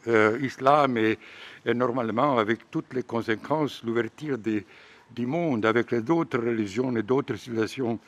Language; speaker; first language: French; non-native, fluent; Bosnian